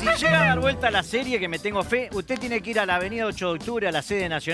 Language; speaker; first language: Spanish; native; Spanish